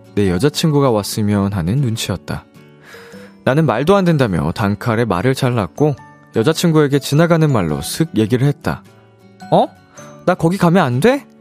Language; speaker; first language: Korean; native; Korean